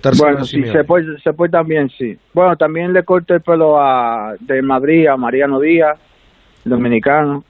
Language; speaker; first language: Spanish; native; Spanish